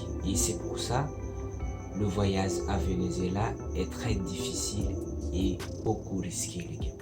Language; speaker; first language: French; non-native, local second language; Malagasy